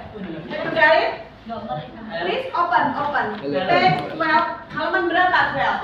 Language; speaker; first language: English; non-native, learner; Indonesian